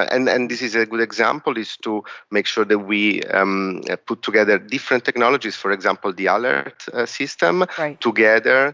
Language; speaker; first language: English; non-native, fluent; Italian